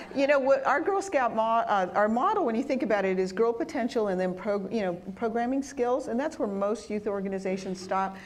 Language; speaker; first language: English; early bilingual, other home language; Spanish